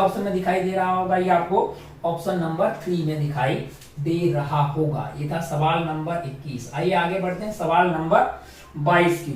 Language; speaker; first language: Hindi; native; Hindi